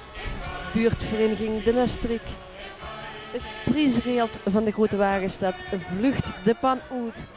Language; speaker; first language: Dutch; native; Dutch